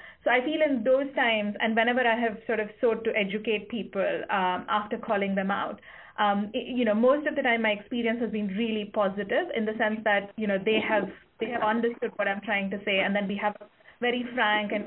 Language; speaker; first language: English; non-native, local second language; Kannada